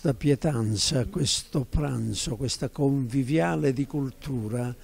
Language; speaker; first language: Italian; native; Italian